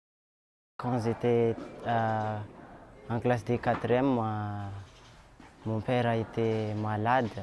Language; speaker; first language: French; non-native, local second language; Malagasy